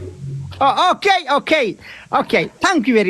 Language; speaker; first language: English; non-native, learner; Tigrinya